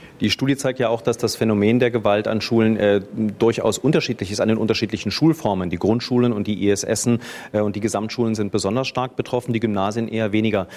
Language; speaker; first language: German; native; German